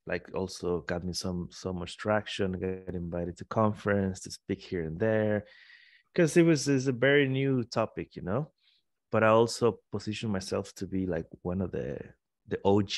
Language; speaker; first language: English; non-native, fluent; Spanish